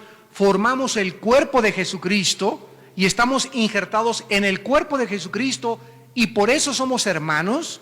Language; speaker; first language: Spanish; native; Spanish